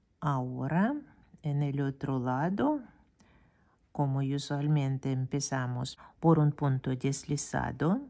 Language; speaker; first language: Spanish; non-native, fluent; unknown